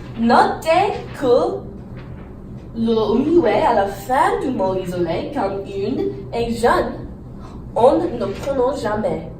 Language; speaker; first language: French; non-native, learner; English